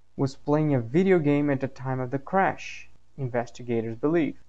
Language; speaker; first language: English; non-native, fluent; Portuguese